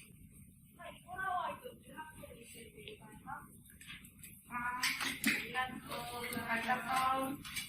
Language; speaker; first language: Japanese; non-native, learner; Korean